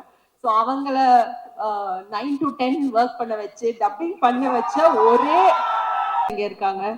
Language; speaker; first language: Tamil; native; Tamil